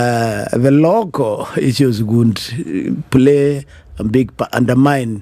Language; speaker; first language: English; non-native, local second language; Meru